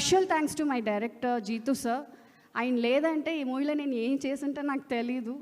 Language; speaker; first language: Telugu; non-native, learner; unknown